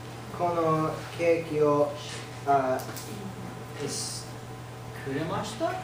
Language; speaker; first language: Japanese; non-native, learner; English